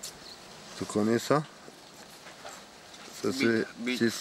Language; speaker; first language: French; non-native, learner; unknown